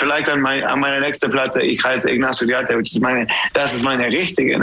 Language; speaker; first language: German; non-native, fluent; English